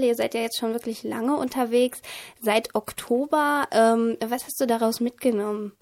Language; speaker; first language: German; native; German